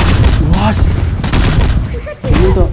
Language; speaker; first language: Korean; native; Korean